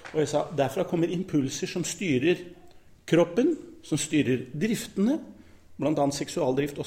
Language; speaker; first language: Norwegian; native; Norwegian